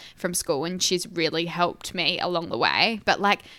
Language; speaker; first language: English; native; English